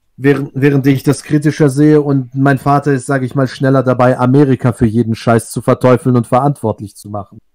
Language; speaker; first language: German; early bilingual, other home language; Russian